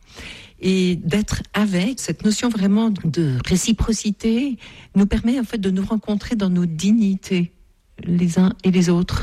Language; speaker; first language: French; native; French